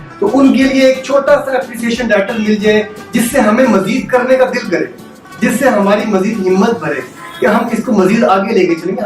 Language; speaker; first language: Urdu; non-native, local second language; Punjabi